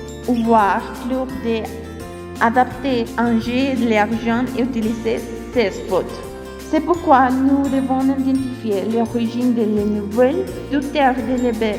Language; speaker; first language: French; non-native, learner; Spanish